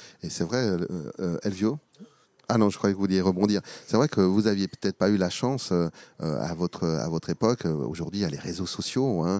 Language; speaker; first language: French; native; French